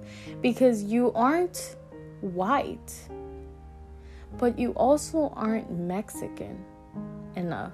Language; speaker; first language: English; native; English